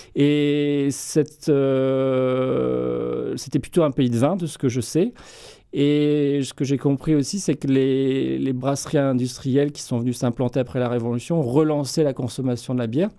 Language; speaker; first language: French; native; French